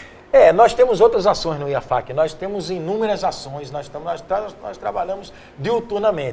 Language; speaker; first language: Portuguese; native; Portuguese